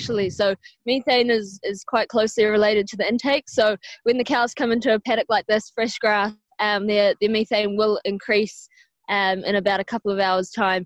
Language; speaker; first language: English; native; English